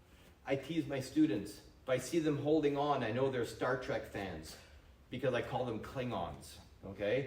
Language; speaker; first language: English; native; English